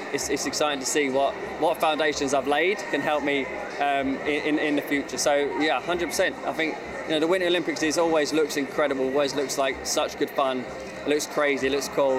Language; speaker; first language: English; native; English